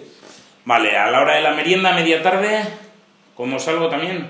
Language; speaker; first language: Spanish; native; Spanish